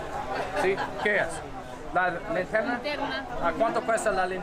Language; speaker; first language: Spanish; non-native, learner; English